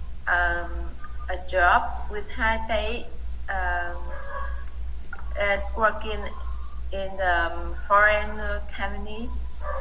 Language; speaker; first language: English; non-native, learner; Vietnamese